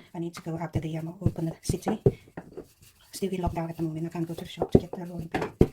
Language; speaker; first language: English; non-native, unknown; Thai